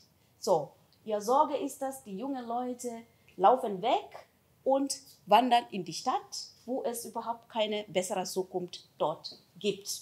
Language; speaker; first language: German; non-native, fluent; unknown